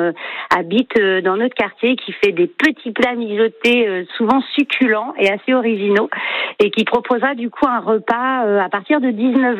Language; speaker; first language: French; native; French